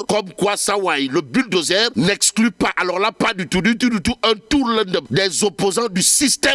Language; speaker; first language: French; non-native, local second language; Wolof